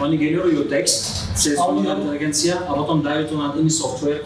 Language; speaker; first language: Slovak; non-native, fluent; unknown